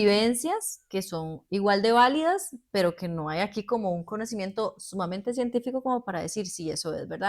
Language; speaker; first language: Spanish; native; Spanish